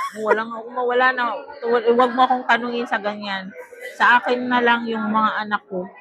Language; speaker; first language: Filipino; native; Filipino